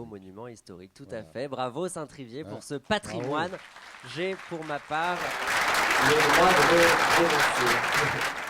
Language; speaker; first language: French; native; French